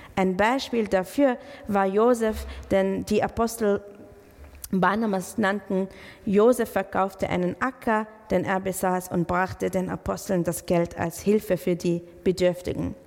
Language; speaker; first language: German; non-native, fluent; Arabic